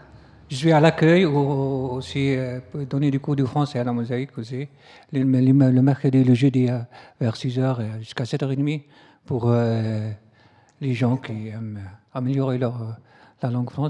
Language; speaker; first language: French; non-native, local second language; Arabic